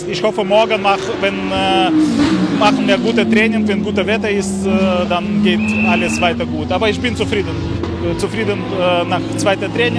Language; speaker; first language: German; non-native, learner; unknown